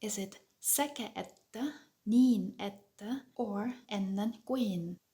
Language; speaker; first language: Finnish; non-native, fluent; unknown